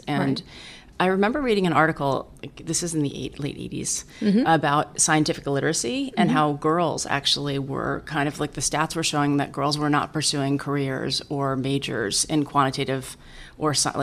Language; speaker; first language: English; native; English